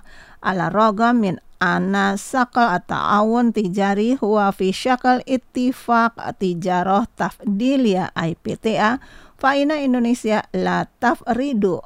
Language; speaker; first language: Arabic; non-native, fluent; Indonesian